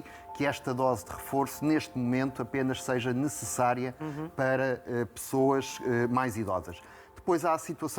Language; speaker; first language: Portuguese; native; Portuguese